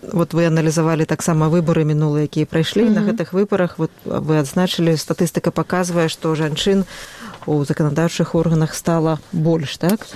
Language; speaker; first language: Belarusian; native; Belarusian